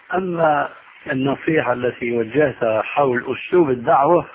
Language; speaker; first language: Arabic; early bilingual, other home language; Albanian